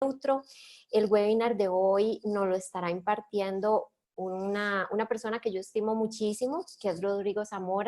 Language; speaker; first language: Spanish; native; Spanish